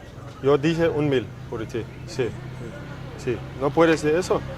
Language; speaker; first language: Spanish; non-native, learner; English